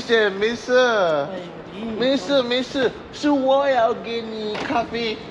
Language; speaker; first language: Chinese; non-native, learner; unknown